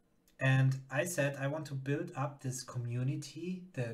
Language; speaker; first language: English; non-native, fluent; German